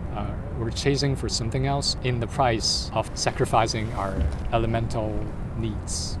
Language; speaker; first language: English; non-native, fluent; Chinese